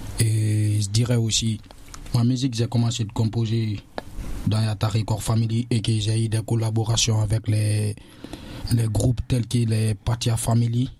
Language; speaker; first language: French; non-native, local second language; Susu